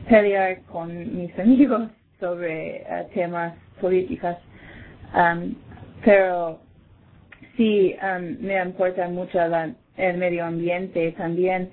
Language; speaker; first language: Spanish; non-native, learner; English